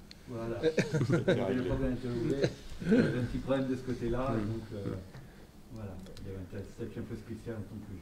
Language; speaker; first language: French; native; French